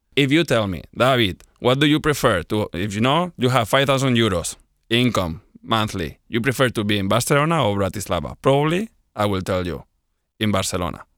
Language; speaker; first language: English; non-native, fluent; Spanish